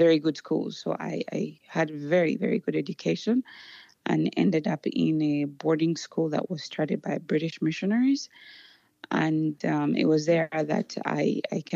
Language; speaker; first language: English; non-native, local second language; Ganda